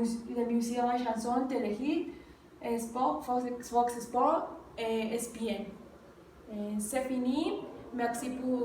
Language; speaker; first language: French; non-native, learner; Spanish